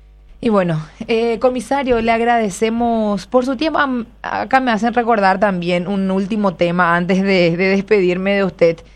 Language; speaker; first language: Spanish; native; Spanish